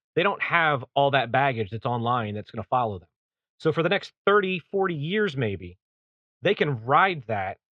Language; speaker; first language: English; native; English